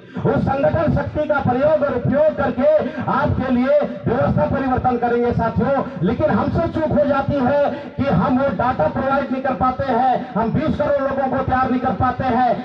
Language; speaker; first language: Hindi; non-native, local second language; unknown